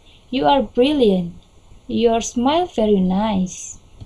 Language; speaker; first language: English; non-native, learner; Indonesian